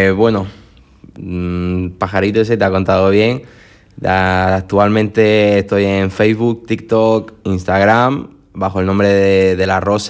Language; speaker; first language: Spanish; native; Spanish